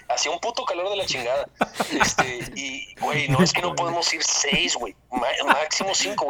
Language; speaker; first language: Spanish; native; Spanish